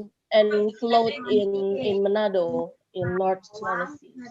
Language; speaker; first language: English; non-native, learner; Indonesian